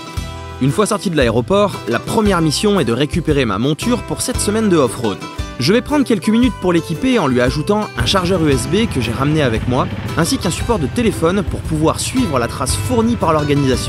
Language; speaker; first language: French; native; French